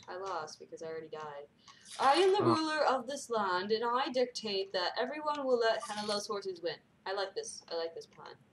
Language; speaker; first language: English; native; English